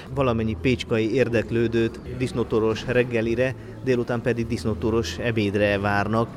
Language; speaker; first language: Hungarian; native; Hungarian